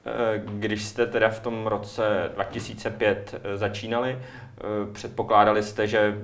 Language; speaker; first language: Czech; native; Czech